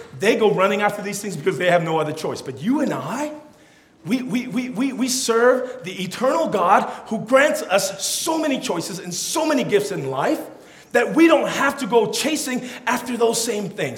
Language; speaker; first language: English; early bilingual, other home language; Tongan